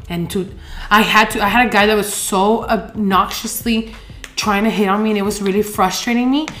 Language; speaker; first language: English; early bilingual, other home language; Spanish